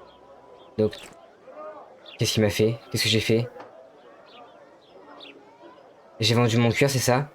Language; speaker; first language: French; native; French